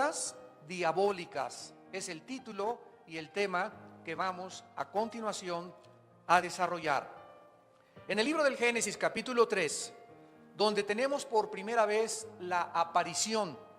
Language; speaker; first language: Spanish; native; Spanish